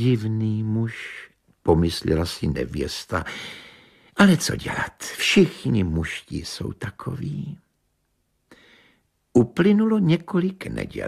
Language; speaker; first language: Czech; native; Czech